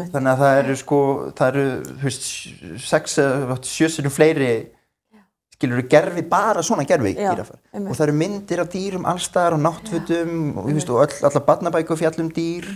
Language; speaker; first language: Icelandic; native; Icelandic